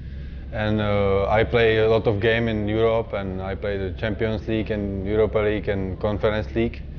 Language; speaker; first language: English; non-native, learner; Czech